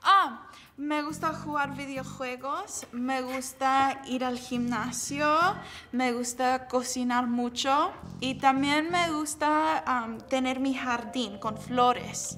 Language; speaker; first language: Spanish; early bilingual, heritage; English